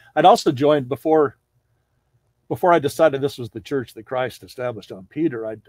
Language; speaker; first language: English; native; English